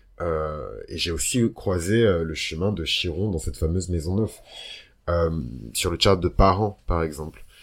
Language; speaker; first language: French; early bilingual, other home language; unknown